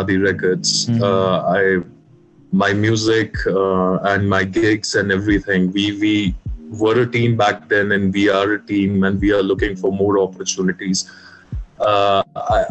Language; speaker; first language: English; non-native, local second language; Kashmiri